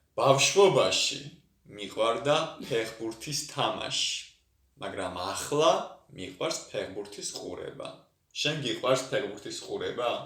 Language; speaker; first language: Georgian; native; Georgian